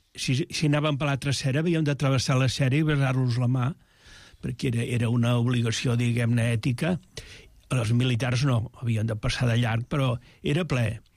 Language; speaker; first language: Catalan; native; Catalan